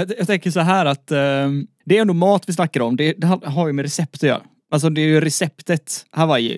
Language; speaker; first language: Swedish; native; Swedish